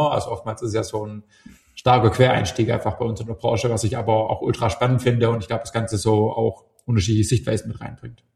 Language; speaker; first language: German; native; German